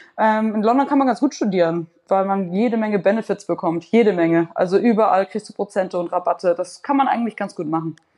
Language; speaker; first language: German; native; German